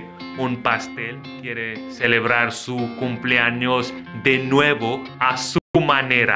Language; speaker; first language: Spanish; non-native, fluent; Hindi